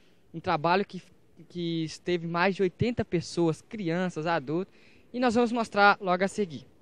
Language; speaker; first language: Portuguese; native; Portuguese